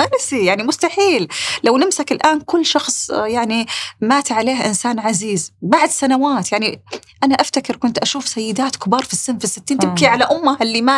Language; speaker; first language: Arabic; native; Arabic